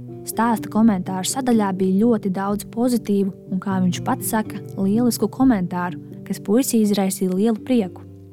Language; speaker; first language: Latvian; native; Latvian